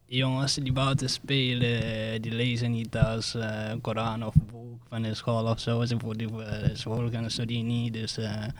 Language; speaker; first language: Dutch; non-native, fluent; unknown